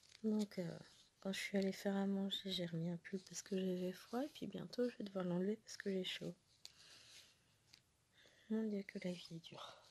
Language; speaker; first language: French; native; French